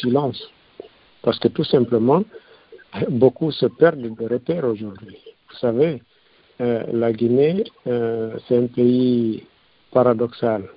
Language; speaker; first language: French; non-native, local second language; Fula